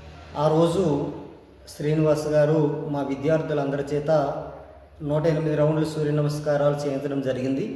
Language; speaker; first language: Telugu; native; Telugu